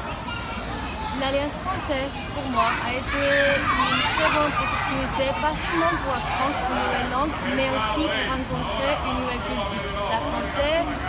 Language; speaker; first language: French; non-native, fluent; Spanish